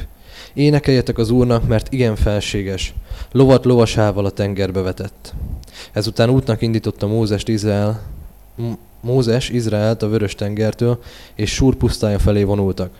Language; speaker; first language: Hungarian; native; Hungarian